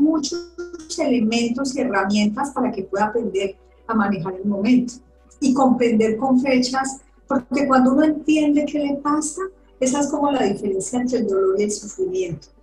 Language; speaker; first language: Spanish; native; Spanish